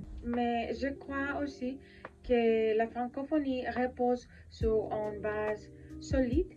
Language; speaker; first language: French; non-native, learner; Spanish